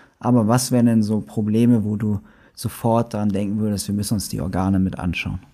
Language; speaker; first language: German; native; German